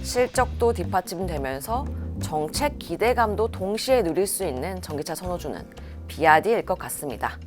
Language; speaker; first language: Korean; native; Korean